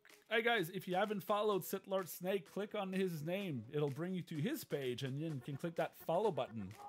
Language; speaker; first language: English; non-native, local second language; French